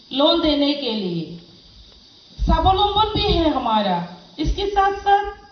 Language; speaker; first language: Hindi; non-native, local second language; Chakma